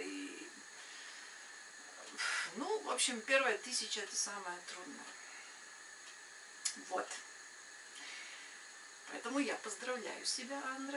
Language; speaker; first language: Russian; non-native, local second language; Latvian